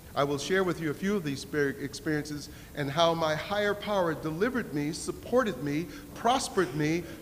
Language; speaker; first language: English; native; English